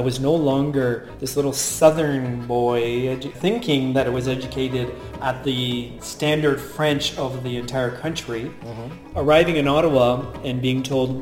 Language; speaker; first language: English; non-native, local second language; French